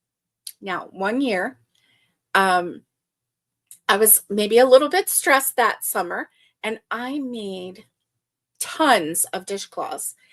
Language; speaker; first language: English; native; English